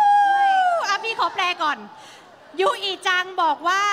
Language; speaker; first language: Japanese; non-native, learner; Thai